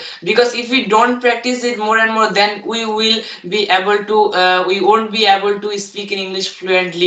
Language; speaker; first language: English; non-native, learner; Bangla